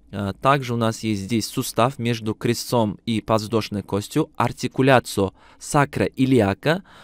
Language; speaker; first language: Russian; non-native, local second language; Uzbek